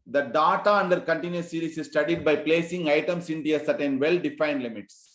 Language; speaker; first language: English; non-native, local second language; Telugu